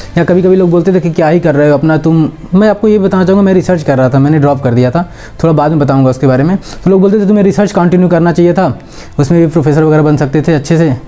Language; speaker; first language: Hindi; native; Hindi